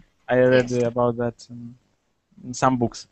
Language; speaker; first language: English; non-native, learner; Russian